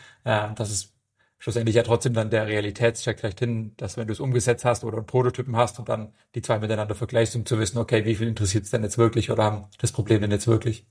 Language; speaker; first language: German; native; German